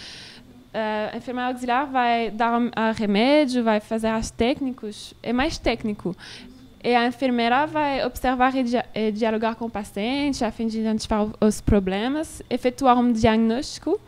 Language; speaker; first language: Portuguese; non-native, learner; French